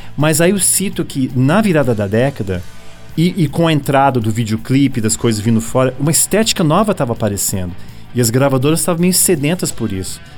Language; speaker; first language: Portuguese; early bilingual, other home language; English